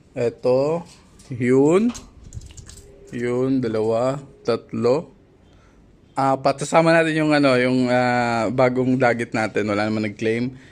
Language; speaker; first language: Filipino; native; Filipino